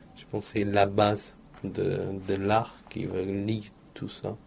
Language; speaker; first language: French; non-native, learner; Portuguese